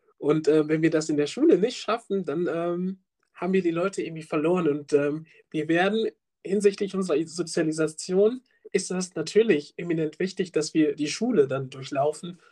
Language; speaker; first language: German; early bilingual, other home language; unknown